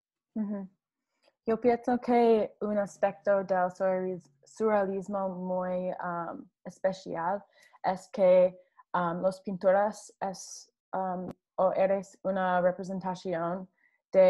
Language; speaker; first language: Spanish; non-native, learner; English